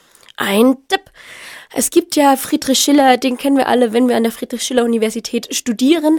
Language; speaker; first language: German; native; German